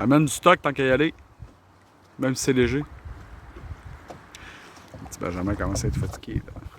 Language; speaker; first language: French; native; French